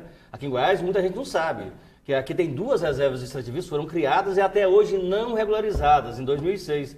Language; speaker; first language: Portuguese; native; Portuguese